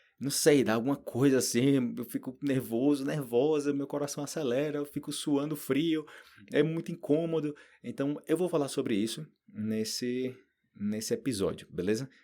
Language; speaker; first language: Portuguese; native; Portuguese